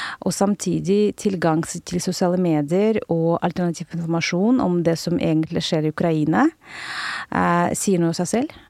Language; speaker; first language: Norwegian; non-native, fluent; Russian